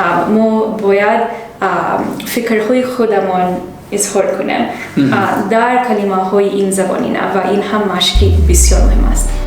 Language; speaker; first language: Persian; non-native, learner; English